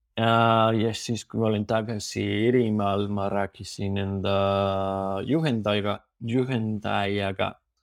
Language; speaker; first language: Estonian; non-native, fluent; Spanish